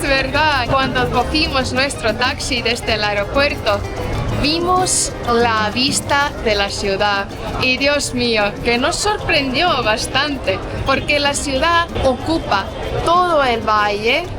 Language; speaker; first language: Spanish; non-native, fluent; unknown